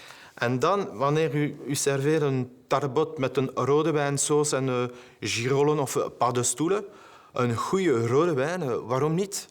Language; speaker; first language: Dutch; non-native, learner; French